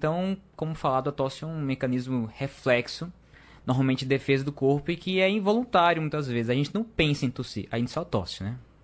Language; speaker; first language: Portuguese; native; Portuguese